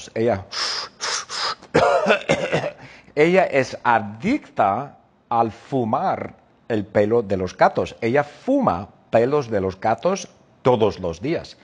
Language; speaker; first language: Spanish; non-native, fluent; English